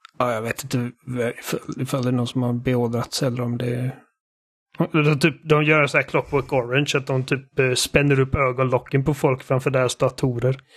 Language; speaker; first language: Swedish; native; Swedish